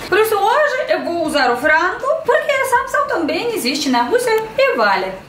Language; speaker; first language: Portuguese; non-native, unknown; Russian